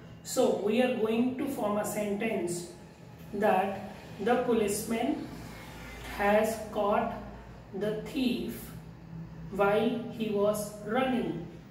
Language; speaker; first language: English; non-native, local second language; Punjabi